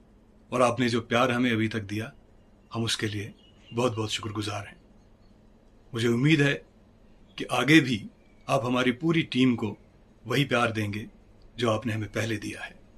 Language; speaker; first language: Hindi; native; Hindi